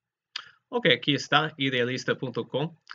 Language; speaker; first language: Spanish; non-native, fluent; English